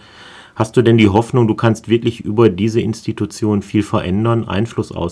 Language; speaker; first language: German; native; German